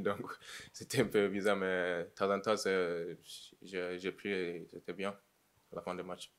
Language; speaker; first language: French; non-native, learner; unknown